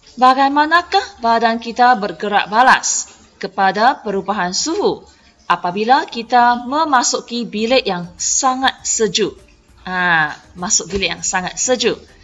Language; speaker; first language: Malay; non-native, local second language; Chinese